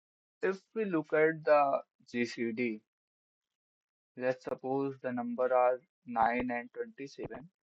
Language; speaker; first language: English; non-native, local second language; Hindi